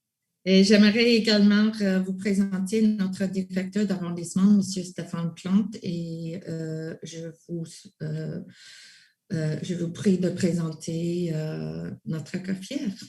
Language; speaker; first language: French; non-native, local second language; English